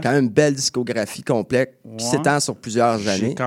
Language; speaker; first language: French; native; French